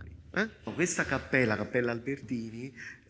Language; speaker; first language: Italian; native; Italian